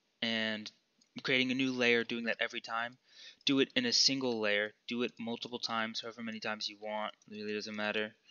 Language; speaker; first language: English; native; English